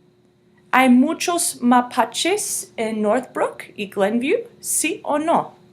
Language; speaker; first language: Spanish; non-native, fluent; English